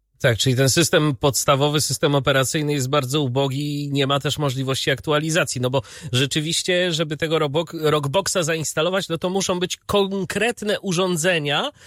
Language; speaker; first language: Polish; native; Polish